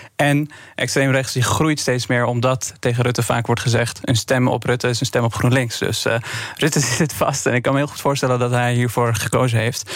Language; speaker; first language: Dutch; non-native, fluent; Persian